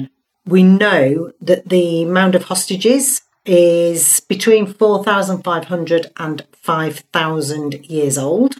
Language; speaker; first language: English; native; English